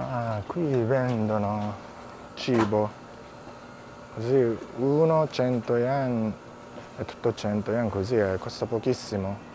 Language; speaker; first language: Italian; non-native, fluent; Japanese